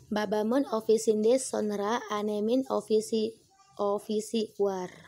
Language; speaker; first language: Turkish; non-native, learner; Indonesian